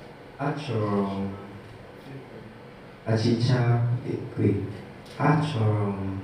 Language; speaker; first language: Igbo; non-native, learner; English